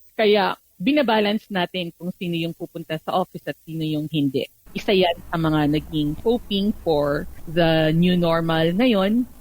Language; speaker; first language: Filipino; native; Filipino